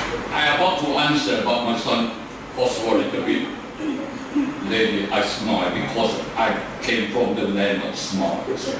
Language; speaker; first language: English; non-native, learner; Thai